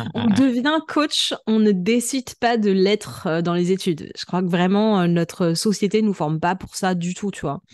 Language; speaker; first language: French; native; French